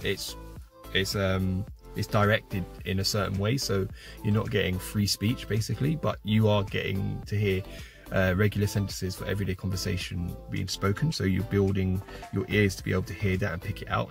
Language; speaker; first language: English; native; English